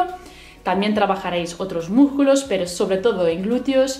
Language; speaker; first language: Spanish; native; Spanish